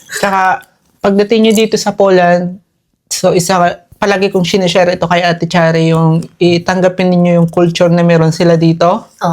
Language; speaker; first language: Filipino; native; Filipino